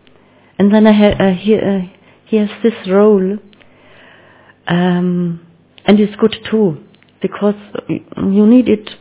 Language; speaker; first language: English; non-native, learner; German